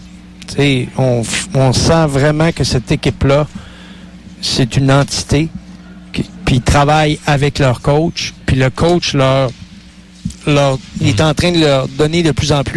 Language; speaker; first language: French; native; French